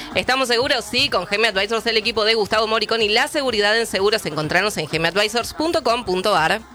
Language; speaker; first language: Spanish; native; Spanish